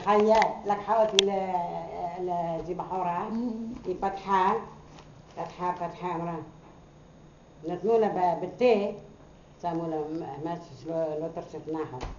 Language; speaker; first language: Hebrew; non-native, learner; Arabic